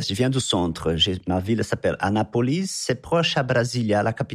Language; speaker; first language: French; non-native, fluent; Portuguese